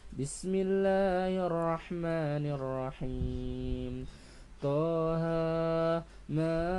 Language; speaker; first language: Arabic; non-native, fluent; Indonesian